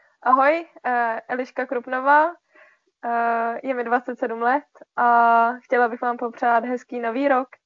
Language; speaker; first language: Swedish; non-native, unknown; Czech